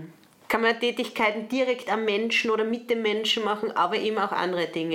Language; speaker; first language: German; native; German